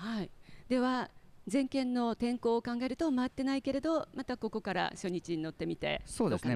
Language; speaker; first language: Japanese; native; Japanese